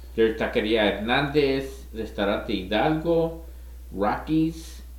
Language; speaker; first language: English; native; English